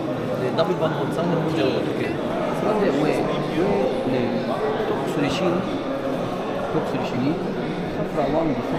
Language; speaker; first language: Korean; non-native, learner; Arabic